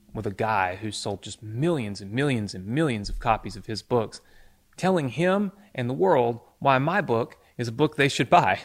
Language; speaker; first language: English; native; English